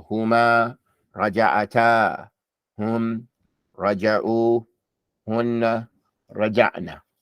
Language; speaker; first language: Arabic; non-native, fluent; English